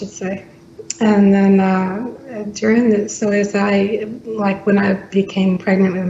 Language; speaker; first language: English; native; English